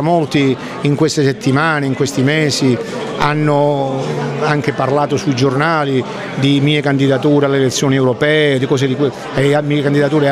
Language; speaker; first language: Italian; native; Italian